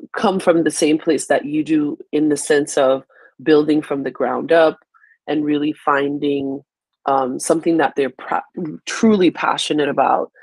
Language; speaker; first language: English; early bilingual, other home language; Haitian Creole